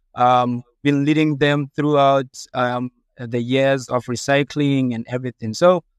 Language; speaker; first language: English; non-native, local second language; Southern Sotho